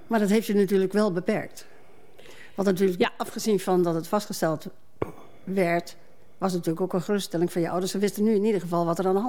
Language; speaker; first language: Dutch; native; Dutch